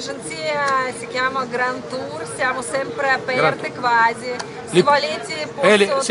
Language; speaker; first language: Italian; non-native, learner; Russian